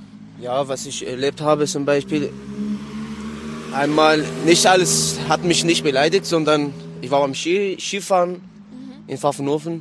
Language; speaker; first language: German; non-native, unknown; Arabic